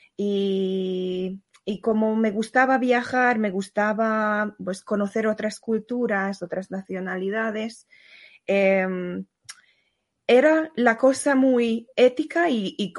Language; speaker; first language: Spanish; non-native, fluent; Hungarian